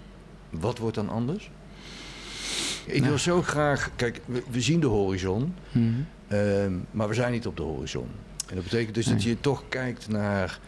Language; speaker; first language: Dutch; native; Dutch